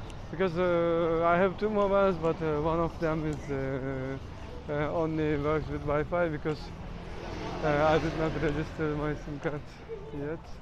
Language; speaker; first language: English; non-native, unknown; Turkish